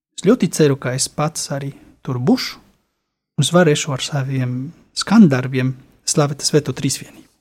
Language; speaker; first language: Latvian; non-native, fluent; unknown